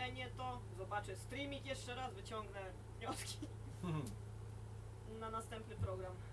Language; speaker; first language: Polish; native; Polish